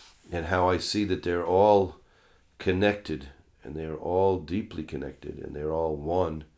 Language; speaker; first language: English; native; English